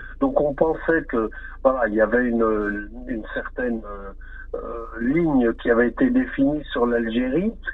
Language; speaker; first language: French; native; French